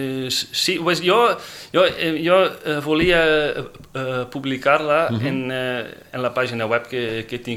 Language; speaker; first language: Catalan; non-native, fluent; Dutch